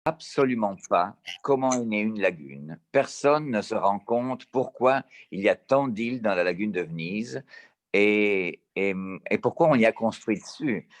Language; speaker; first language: French; early bilingual, heritage; Italian